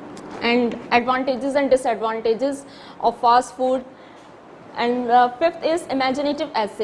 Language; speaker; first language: English; non-native, local second language; Urdu